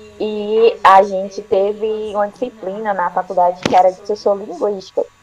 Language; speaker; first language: Portuguese; native; Portuguese